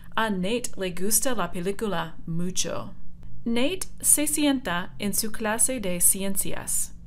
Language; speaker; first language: Spanish; non-native, fluent; English